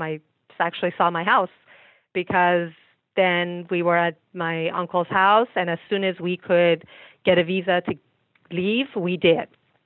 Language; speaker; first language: English; early bilingual, other home language; Persian